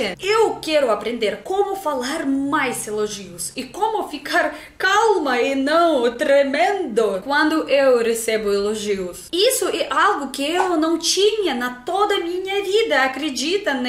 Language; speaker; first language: Portuguese; non-native, fluent; Russian